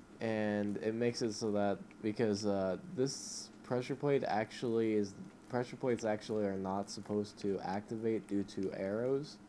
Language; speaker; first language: English; native; English